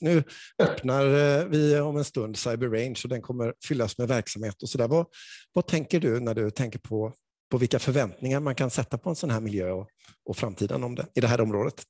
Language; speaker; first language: Swedish; native; Swedish